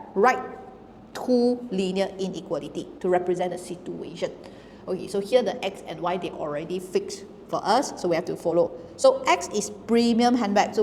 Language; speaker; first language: English; non-native, local second language; Chinese